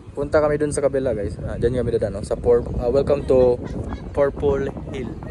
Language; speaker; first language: Filipino; non-native, local second language; Cebuano